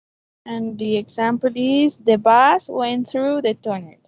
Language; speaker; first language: English; non-native, learner; Spanish